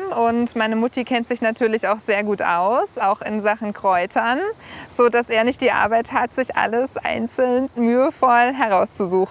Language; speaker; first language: German; native; German